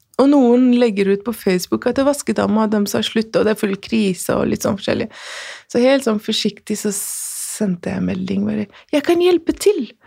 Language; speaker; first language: Norwegian; non-native, fluent; Persian